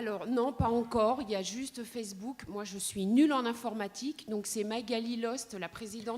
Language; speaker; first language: French; native; French